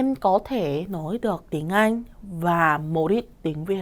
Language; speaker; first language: Vietnamese; non-native, fluent; Korean